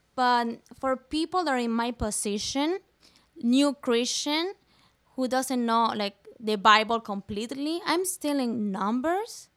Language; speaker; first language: English; non-native, fluent; Spanish